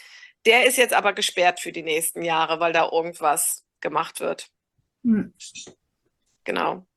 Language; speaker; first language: German; native; German